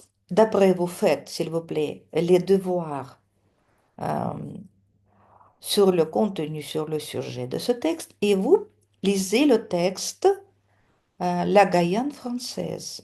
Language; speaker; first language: French; non-native, fluent; Russian